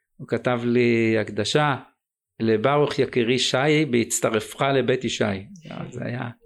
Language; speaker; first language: Hebrew; native; Hebrew